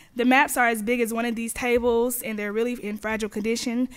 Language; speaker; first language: English; native; English